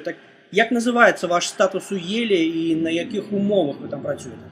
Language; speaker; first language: Ukrainian; native; Ukrainian